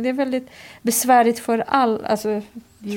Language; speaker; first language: Swedish; non-native, fluent; Kurdish